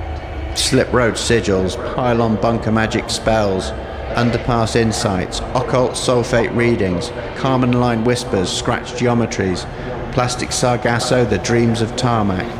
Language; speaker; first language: English; native; English